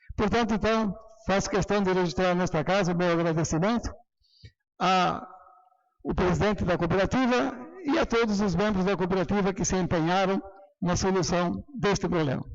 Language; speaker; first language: Portuguese; native; Portuguese